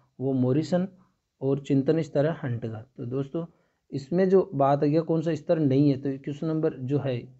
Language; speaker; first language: Hindi; native; Hindi